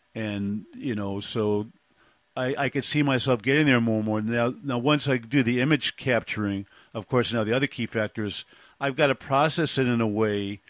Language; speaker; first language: English; native; English